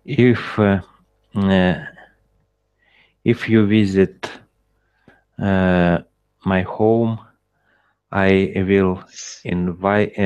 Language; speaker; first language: English; non-native, learner; Russian